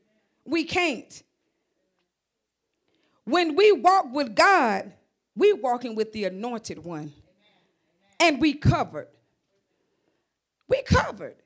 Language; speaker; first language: English; native; English